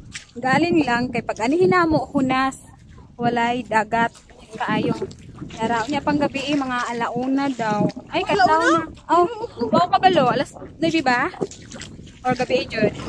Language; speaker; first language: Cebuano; non-native, local second language; Filipino